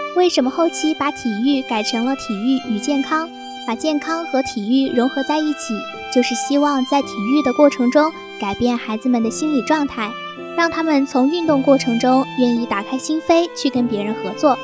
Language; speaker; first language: Chinese; native; Chinese